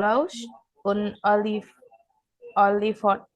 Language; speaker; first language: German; non-native, learner; Indonesian